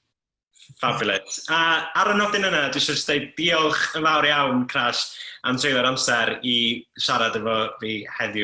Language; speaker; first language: Welsh; native; Welsh